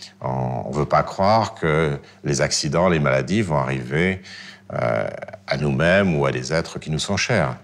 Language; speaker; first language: French; native; French